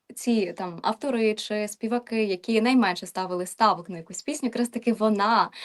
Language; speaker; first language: Ukrainian; native; Ukrainian